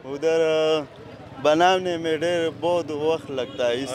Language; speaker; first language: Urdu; non-native, learner; Pashto